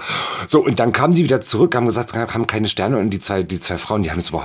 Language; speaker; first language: German; native; German